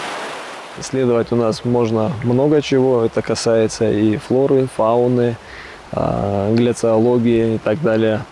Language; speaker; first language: Russian; native; Russian